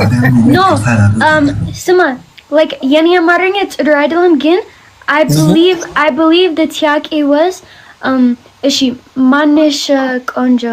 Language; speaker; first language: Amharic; early bilingual, heritage; English